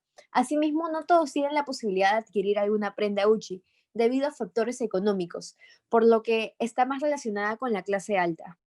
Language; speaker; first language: Spanish; native; Spanish